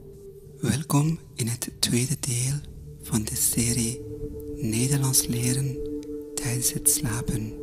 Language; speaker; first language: Dutch; non-native, fluent; Persian